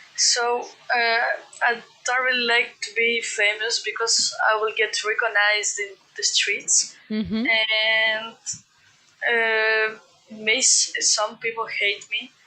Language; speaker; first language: English; non-native, fluent; Greek